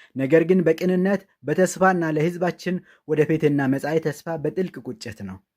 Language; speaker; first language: Amharic; non-native, local second language; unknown